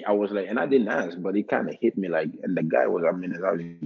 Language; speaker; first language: English; non-native, fluent; Norwegian